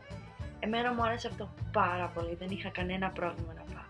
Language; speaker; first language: Greek; early bilingual, heritage; Spanish